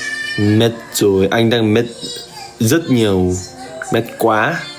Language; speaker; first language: Vietnamese; non-native, learner; Korean